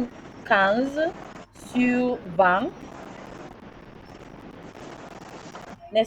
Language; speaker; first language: French; non-native, learner; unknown